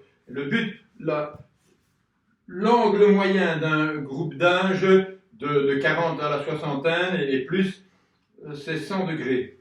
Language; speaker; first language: French; native; French